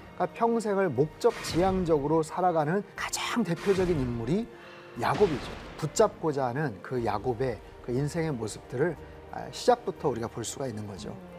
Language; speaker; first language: Korean; native; Korean